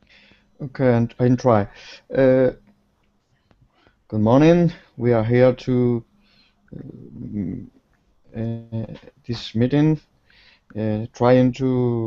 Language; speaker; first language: English; non-native, learner; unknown